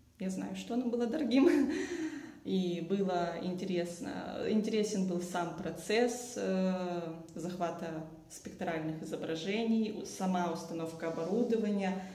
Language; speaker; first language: Russian; native; Russian